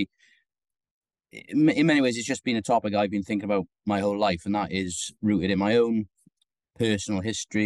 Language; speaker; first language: English; native; English